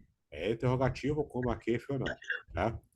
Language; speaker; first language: Portuguese; native; Portuguese